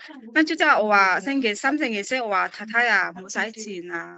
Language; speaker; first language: Cantonese; non-native, fluent; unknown